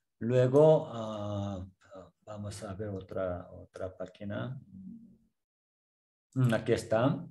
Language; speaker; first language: Spanish; non-native, learner; Korean